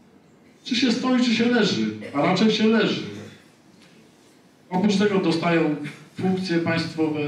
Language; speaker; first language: Polish; native; Polish